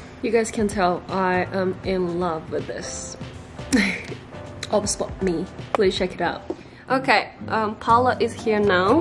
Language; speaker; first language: English; non-native, fluent; Japanese